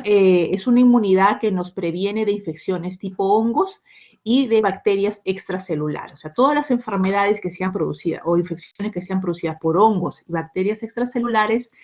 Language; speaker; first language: Spanish; native; Spanish